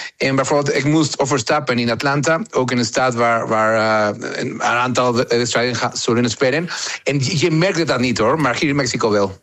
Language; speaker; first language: Dutch; non-native, fluent; Spanish